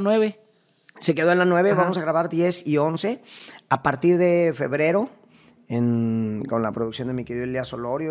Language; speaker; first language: Spanish; native; Spanish